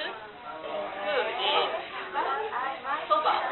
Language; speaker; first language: English; non-native, learner; Japanese